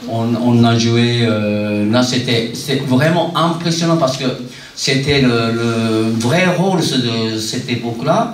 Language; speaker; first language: French; non-native, fluent; Japanese